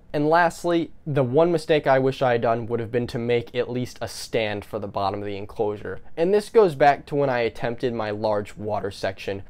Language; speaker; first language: English; native; English